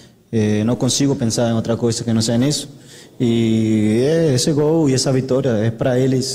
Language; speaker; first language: Portuguese; non-native, fluent; Spanish